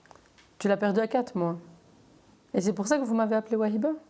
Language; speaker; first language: French; native; French